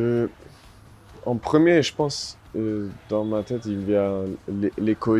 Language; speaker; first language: French; non-native, fluent; German